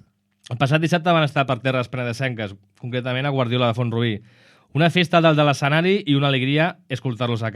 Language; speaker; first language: Catalan; native; Catalan